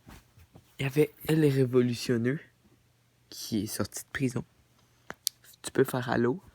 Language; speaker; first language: French; native; French